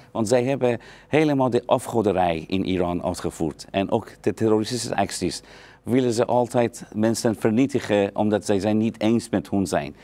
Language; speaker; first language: Dutch; non-native, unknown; Persian